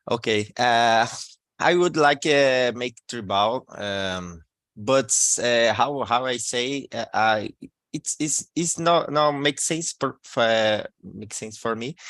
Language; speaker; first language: English; non-native, learner; Portuguese